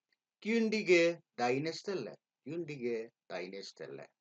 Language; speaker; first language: German; non-native, learner; Indonesian